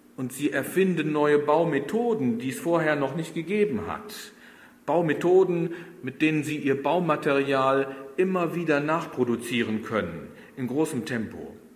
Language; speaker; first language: German; native; German